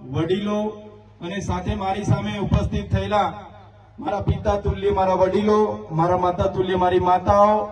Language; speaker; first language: Gujarati; non-native, local second language; Vasavi